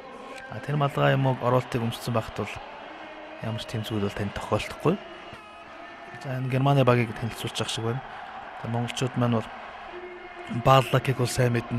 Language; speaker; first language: Mongolian; native; Mongolian